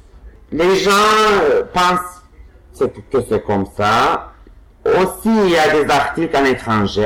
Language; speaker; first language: French; non-native, fluent; Turkish